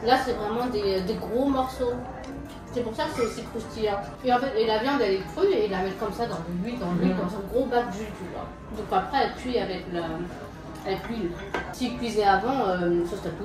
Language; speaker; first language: French; native; French